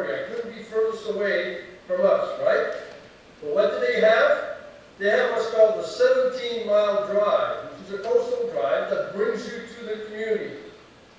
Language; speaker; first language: English; native; English